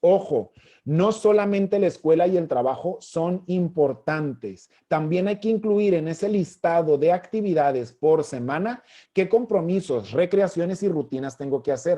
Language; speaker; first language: Spanish; native; Spanish